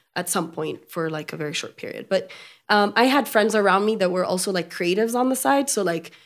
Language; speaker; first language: English; non-native, fluent; French